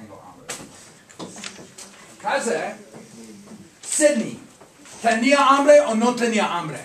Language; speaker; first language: Spanish; non-native, fluent; English